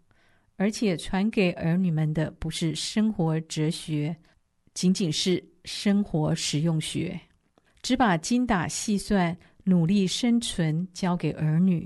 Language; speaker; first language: Chinese; native; Chinese